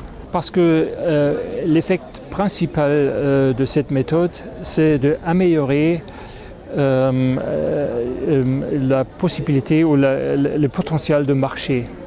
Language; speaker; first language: French; non-native, fluent; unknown